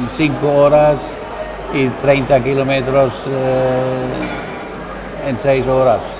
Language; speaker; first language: Spanish; non-native, learner; Dutch